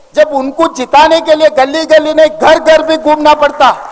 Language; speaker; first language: Hindi; non-native, local second language; Telugu